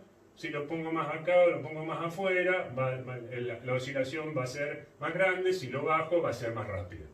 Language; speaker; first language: Spanish; native; Spanish